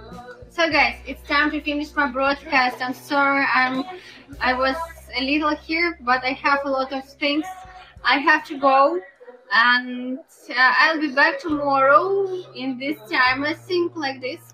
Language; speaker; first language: English; non-native, learner; Russian